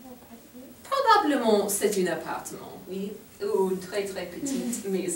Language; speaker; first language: French; non-native, fluent; English